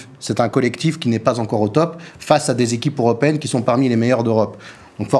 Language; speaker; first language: French; native; French